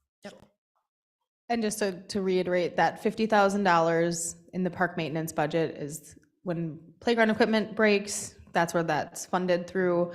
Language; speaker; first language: English; native; English